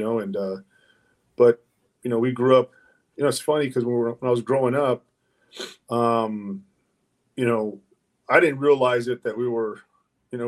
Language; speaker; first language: English; early bilingual, other home language; Spanish